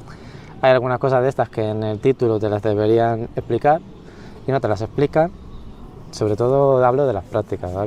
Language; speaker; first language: Spanish; native; Spanish